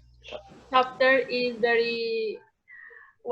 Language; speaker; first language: English; non-native, learner; Spanish